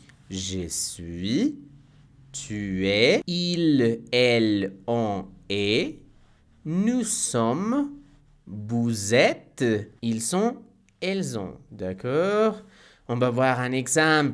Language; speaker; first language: French; non-native, fluent; Spanish